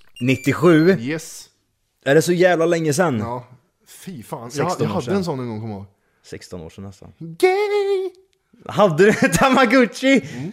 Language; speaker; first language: Swedish; native; Swedish